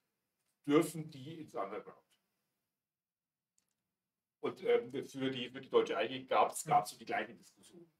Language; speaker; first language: German; native; German